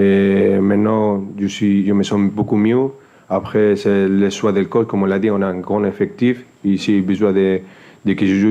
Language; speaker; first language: French; non-native, fluent; Spanish